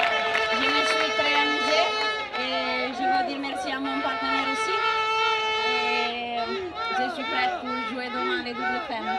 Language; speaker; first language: French; non-native, fluent; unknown